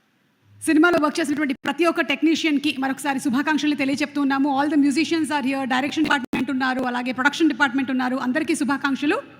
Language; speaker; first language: Telugu; native; Telugu